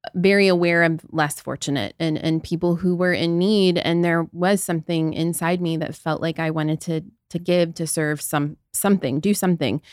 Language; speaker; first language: English; native; English